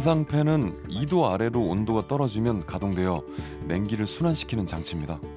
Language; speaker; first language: Korean; native; Korean